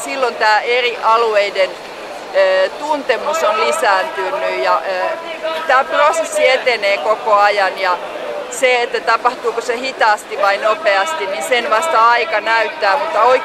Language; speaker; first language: Finnish; native; Finnish